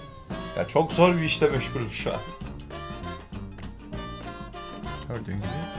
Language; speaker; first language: Turkish; native; Turkish